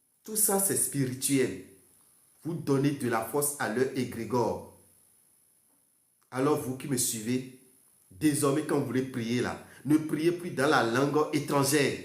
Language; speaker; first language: French; non-native, local second language; Fon